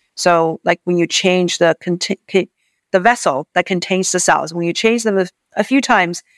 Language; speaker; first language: English; non-native, fluent; Chinese